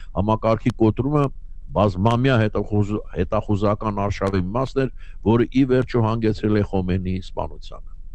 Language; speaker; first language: Armenian; native; Armenian